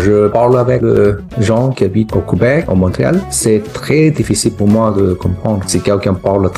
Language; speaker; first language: French; non-native, learner; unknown